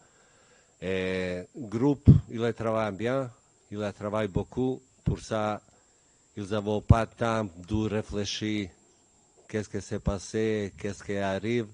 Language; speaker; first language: French; non-native, learner; Bosnian